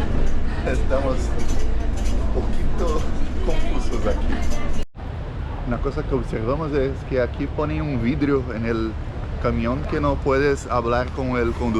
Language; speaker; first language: Spanish; non-native, fluent; Portuguese